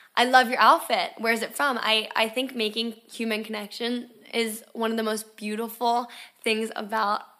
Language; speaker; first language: English; native; English